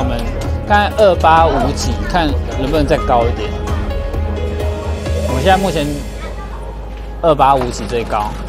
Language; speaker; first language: Chinese; native; Chinese